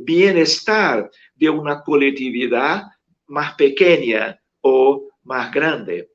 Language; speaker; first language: Spanish; non-native, fluent; Portuguese